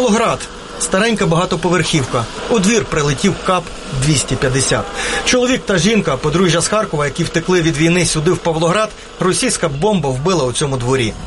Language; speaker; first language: Ukrainian; native; Ukrainian